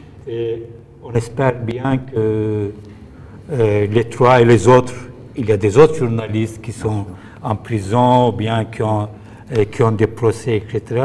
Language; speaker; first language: French; non-native, fluent; Turkish